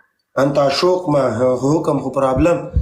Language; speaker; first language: Arabic; non-native, learner; Pashto